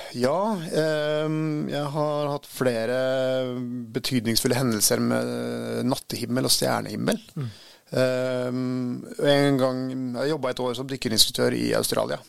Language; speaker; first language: Norwegian; early bilingual, other home language; Swedish